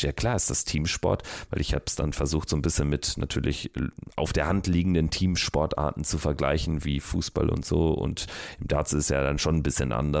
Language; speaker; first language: German; native; German